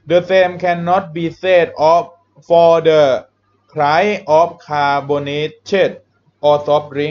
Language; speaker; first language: English; non-native, learner; Thai